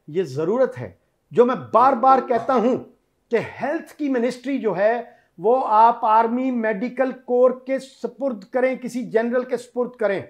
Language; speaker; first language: Urdu; non-native, local second language; Punjabi